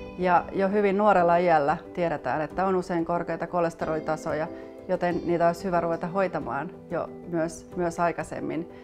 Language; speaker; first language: Finnish; native; Finnish